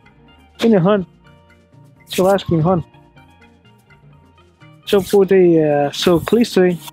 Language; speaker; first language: Danish; non-native, learner; Swahili